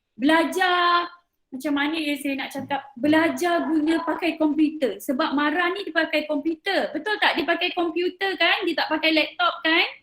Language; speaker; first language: Malay; native; Malay